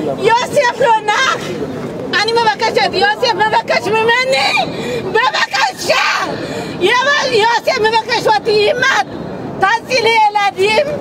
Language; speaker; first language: Hebrew; non-native, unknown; Amharic